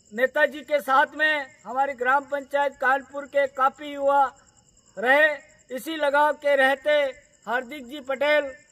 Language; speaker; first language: Hindi; native; Hindi